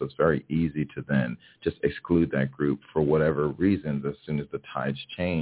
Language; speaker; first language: English; early bilingual, other home language; Haitian Creole